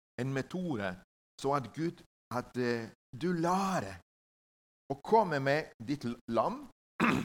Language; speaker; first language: Norwegian; non-native, learner; Spanish